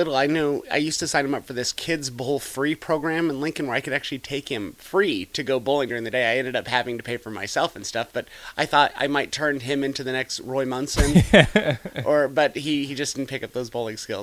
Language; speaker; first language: English; native; English